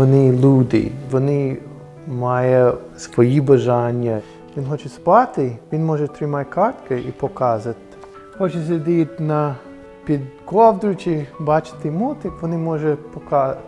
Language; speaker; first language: Ukrainian; non-native, learner; English